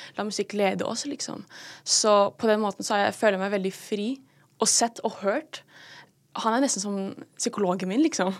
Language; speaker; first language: Norwegian; early bilingual, other home language; Filipino